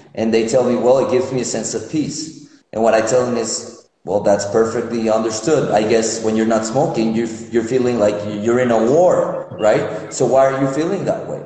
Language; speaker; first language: English; non-native, fluent; Spanish